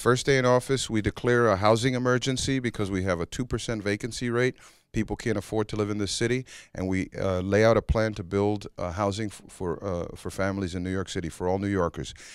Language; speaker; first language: English; early bilingual, other home language; Spanish